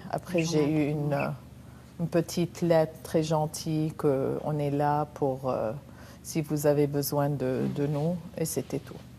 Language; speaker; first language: French; non-native, local second language; Arabic